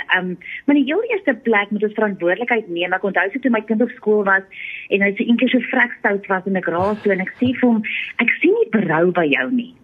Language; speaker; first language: Afrikaans; native; Afrikaans